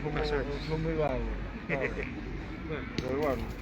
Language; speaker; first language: Spanish; non-native, local second language; Galician